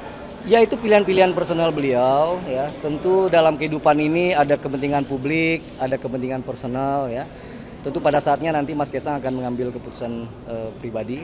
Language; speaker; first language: Indonesian; native; Indonesian